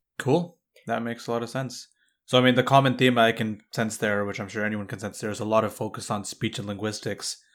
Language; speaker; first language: English; native; English